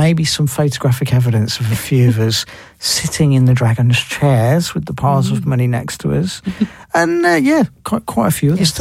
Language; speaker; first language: English; native; English